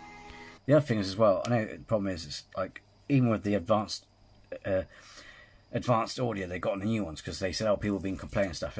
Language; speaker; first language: English; native; English